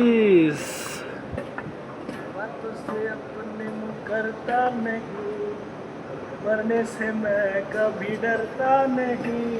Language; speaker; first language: Hindi; non-native, learner; Bangla